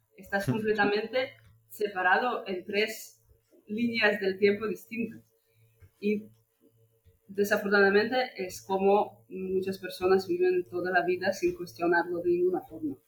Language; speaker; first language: Spanish; non-native, fluent; Russian